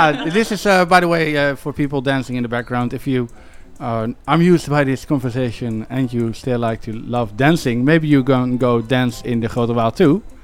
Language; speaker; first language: English; non-native, fluent; Dutch